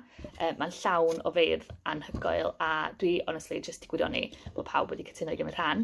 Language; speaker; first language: Welsh; native; Welsh